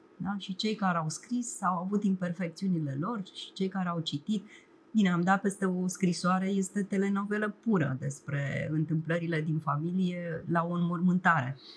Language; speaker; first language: Romanian; native; Romanian